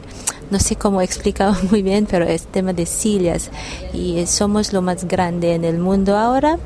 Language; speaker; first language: Spanish; non-native, learner; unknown